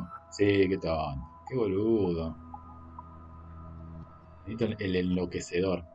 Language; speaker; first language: Spanish; native; Spanish